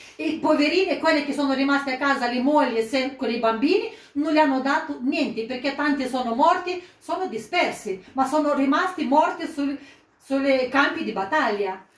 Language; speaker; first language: Italian; non-native, fluent; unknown